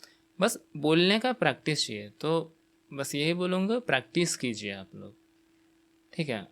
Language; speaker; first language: Hindi; non-native, local second language; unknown